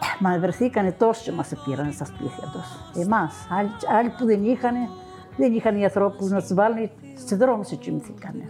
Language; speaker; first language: Greek; native; Greek